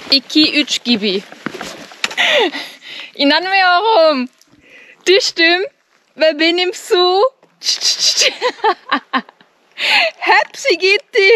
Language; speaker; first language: Turkish; non-native, learner; German